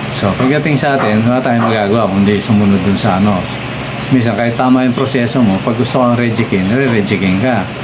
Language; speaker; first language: Filipino; non-native, local second language; Pampanga